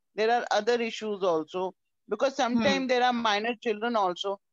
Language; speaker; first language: English; non-native, local second language; Hindi